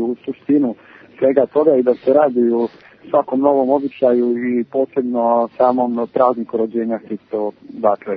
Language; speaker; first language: Serbian; native; Serbian